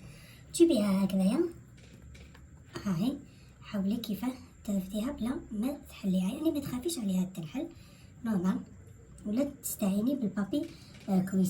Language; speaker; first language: Arabic; native; Arabic